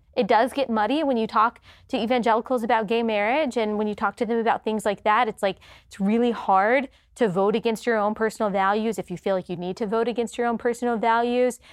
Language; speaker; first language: English; native; English